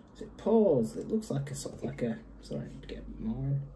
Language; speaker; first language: English; native; English